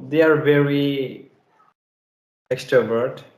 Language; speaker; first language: English; non-native, learner; Bangla